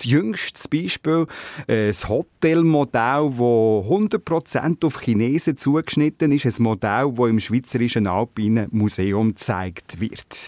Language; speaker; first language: German; native; German